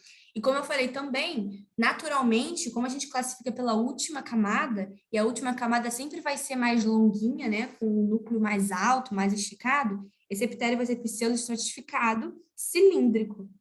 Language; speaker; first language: Portuguese; native; Portuguese